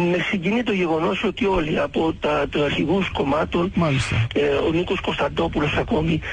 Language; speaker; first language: Greek; native; Greek